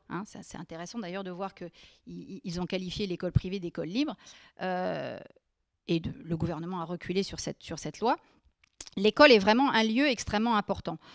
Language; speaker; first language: French; native; French